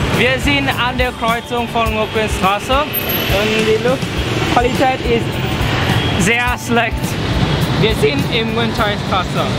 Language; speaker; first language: German; non-native, learner; Vietnamese